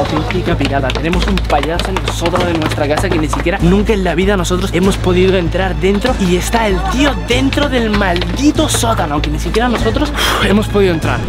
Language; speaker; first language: Spanish; native; Spanish